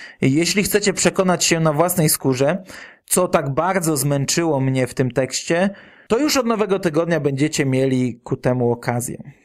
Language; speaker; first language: Polish; native; Polish